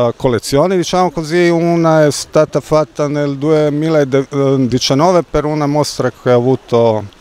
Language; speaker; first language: Italian; non-native, fluent; Croatian